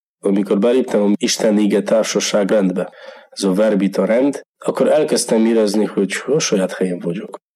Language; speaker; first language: Hungarian; non-native, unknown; Polish